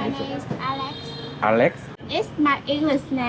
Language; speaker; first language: English; non-native, learner; Vietnamese